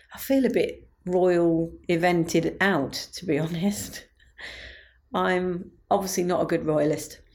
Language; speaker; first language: English; native; English